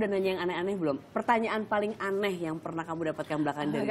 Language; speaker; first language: Indonesian; native; Indonesian